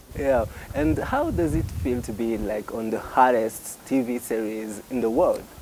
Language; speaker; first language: English; non-native, local second language; Kinyarwanda